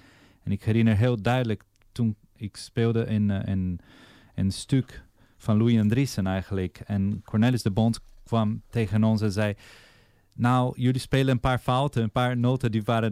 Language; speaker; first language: Dutch; non-native, fluent; Portuguese